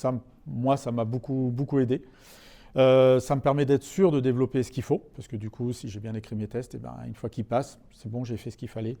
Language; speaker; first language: French; native; French